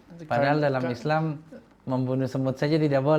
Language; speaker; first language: Indonesian; native; Indonesian